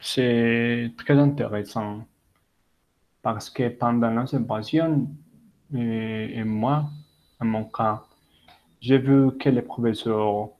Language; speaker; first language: French; non-native, learner; Spanish